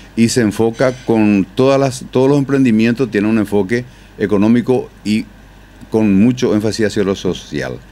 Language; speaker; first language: Spanish; native; Spanish